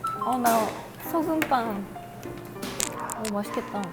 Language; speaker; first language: Korean; non-native, fluent; Japanese